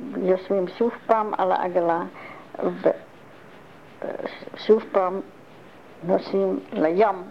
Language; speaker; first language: Hebrew; non-native, learner; Dutch